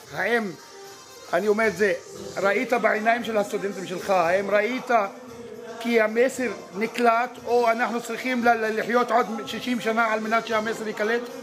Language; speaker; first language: Hebrew; non-native, local second language; Arabic